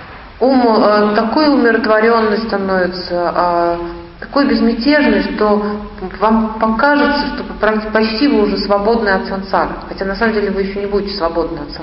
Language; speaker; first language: Russian; native; Russian